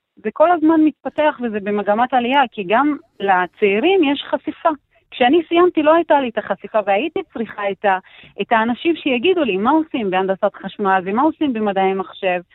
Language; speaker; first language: Hebrew; non-native, local second language; Arabic